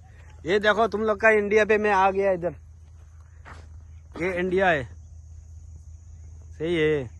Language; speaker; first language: Hindi; non-native, learner; Bangla